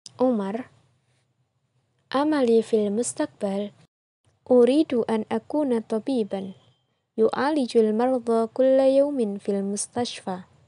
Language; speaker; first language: Arabic; non-native, fluent; Indonesian